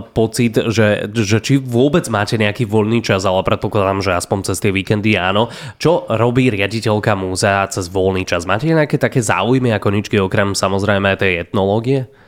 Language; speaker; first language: Slovak; native; Slovak